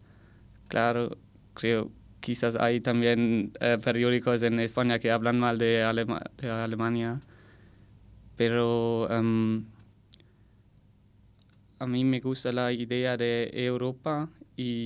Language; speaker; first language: Spanish; non-native, learner; German